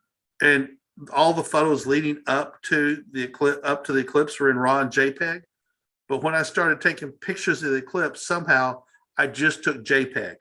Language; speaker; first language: English; native; English